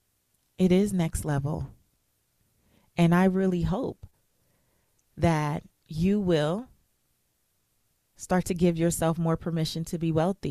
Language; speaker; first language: English; native; English